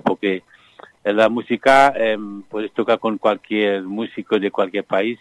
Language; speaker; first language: Spanish; non-native, fluent; Morisyen